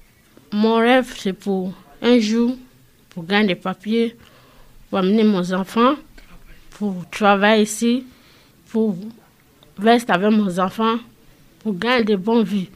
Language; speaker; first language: French; non-native, learner; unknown